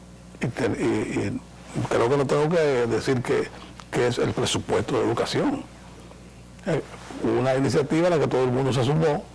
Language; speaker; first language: Spanish; native; Spanish